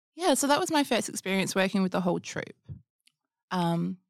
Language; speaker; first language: English; native; English